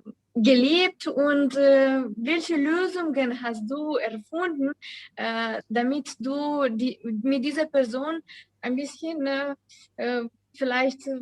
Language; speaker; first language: German; non-native, learner; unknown